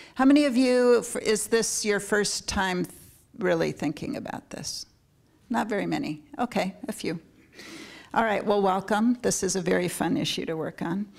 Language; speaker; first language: English; native; English